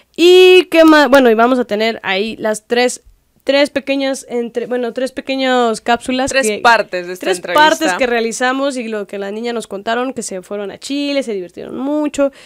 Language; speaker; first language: Spanish; native; Spanish